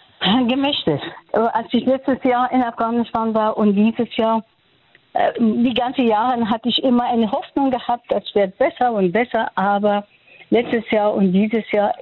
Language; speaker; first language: German; non-native, fluent; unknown